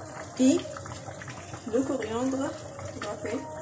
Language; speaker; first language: French; non-native, local second language; Arabic